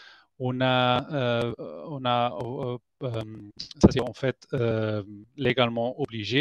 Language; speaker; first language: French; non-native, fluent; Spanish